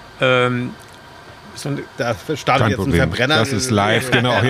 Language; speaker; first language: German; native; German